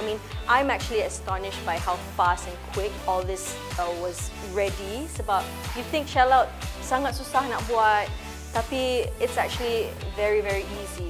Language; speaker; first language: English; non-native, local second language; Malay